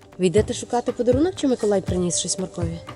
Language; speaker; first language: Ukrainian; native; Ukrainian